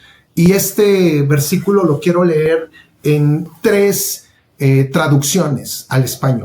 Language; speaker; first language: Spanish; native; Spanish